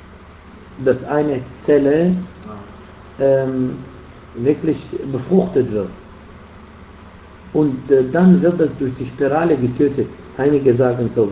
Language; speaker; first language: German; non-native, fluent; Arabic